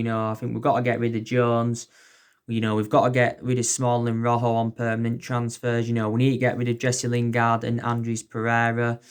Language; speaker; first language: English; native; English